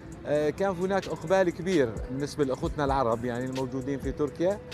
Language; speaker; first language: Arabic; native; Arabic